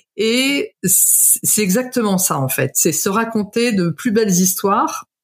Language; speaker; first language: French; native; French